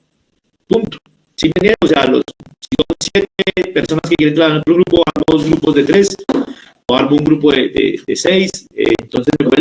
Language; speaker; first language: Spanish; native; Spanish